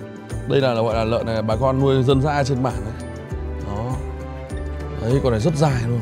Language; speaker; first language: Vietnamese; native; Vietnamese